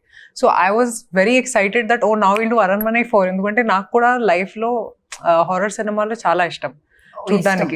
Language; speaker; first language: Telugu; non-native, fluent; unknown